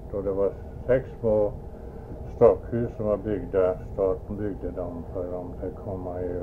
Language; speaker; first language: Swedish; early bilingual, heritage; Swedish